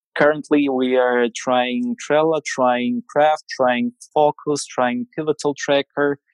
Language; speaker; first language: English; non-native, fluent; Russian